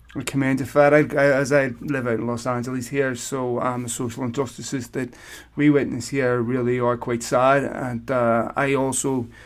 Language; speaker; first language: English; native; English